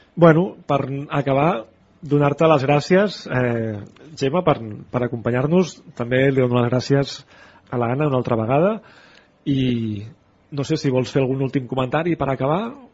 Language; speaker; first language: Catalan; native; Catalan